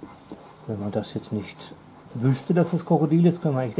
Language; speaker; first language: German; native; German